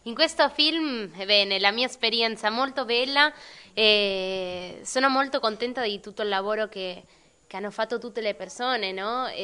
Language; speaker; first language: Italian; non-native, fluent; Spanish